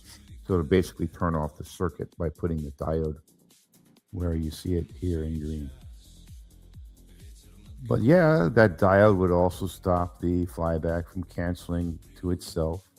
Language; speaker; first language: English; native; English